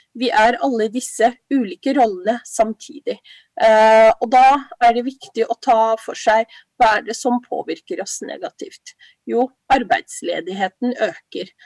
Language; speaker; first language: Norwegian; early bilingual, other home language; Somali